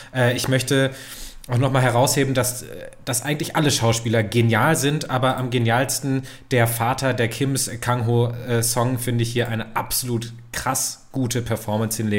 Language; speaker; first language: German; native; German